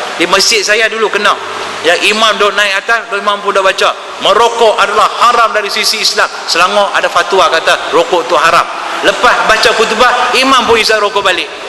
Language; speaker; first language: Malay; non-native, local second language; Tamil